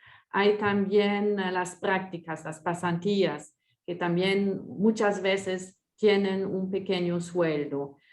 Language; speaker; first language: Spanish; non-native, fluent; French